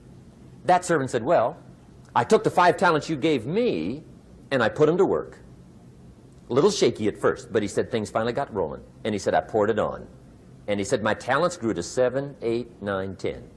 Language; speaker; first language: English; native; English